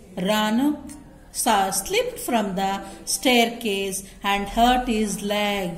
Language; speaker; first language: English; non-native, local second language; Kannada